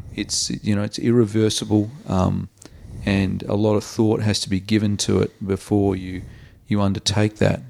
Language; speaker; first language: English; native; English